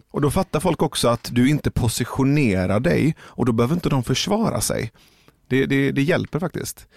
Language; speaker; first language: Swedish; early bilingual, other home language; Persian